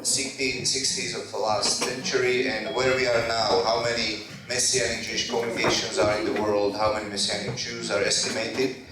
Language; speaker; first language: English; non-native, fluent; Slovak